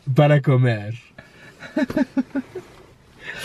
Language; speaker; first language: Spanish; non-native, learner; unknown